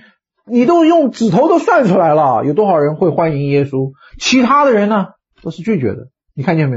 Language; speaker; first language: Chinese; native; Chinese